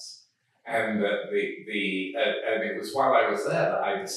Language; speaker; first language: English; native; English